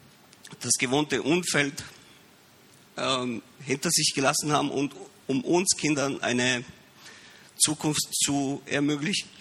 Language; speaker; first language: German; early bilingual, heritage; Romanian